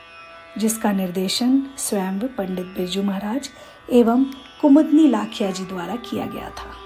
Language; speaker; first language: Hindi; native; Hindi